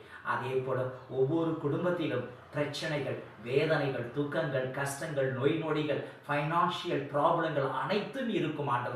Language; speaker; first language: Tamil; native; Tamil